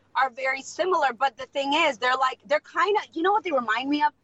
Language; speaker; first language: English; non-native, fluent; Russian